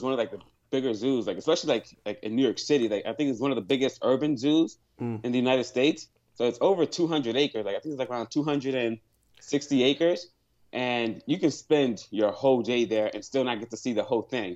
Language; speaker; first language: English; native; English